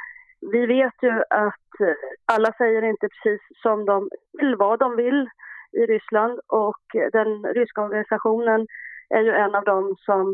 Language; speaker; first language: Swedish; native; Swedish